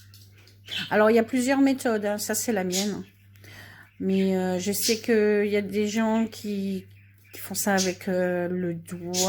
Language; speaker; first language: French; native; French